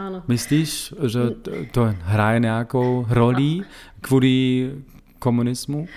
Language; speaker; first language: Czech; non-native, learner; German